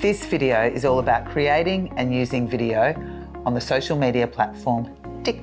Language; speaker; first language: English; native; English